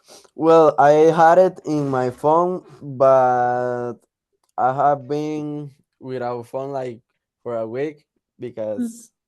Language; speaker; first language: English; non-native, learner; Spanish